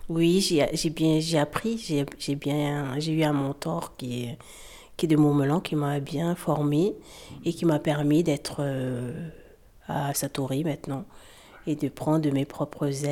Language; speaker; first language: French; native; French